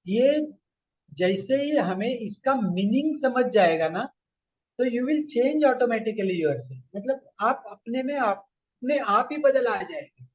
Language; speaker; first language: Hindi; non-native, local second language; Marathi